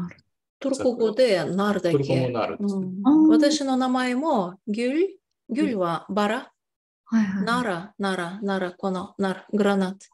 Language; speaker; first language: Japanese; non-native, fluent; Tatar